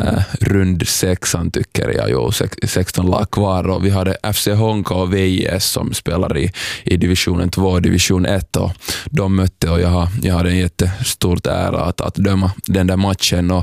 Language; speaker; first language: Swedish; non-native, local second language; Somali